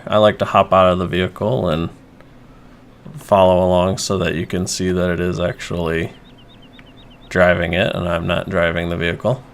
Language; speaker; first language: English; native; English